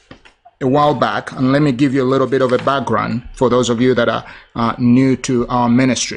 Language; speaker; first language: English; non-native, local second language; Ganda